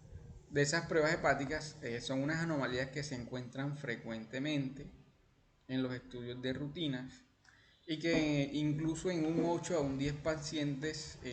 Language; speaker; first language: Spanish; native; Spanish